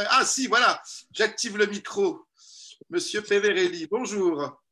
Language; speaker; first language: French; native; French